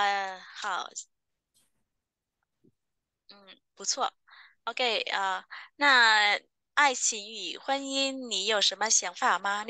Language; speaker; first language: Chinese; non-native, fluent; Vietnamese